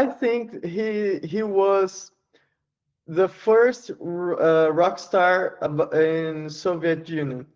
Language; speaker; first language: English; non-native, learner; Portuguese